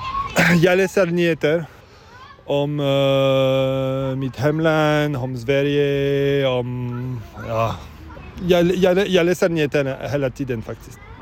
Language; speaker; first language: Swedish; non-native, learner; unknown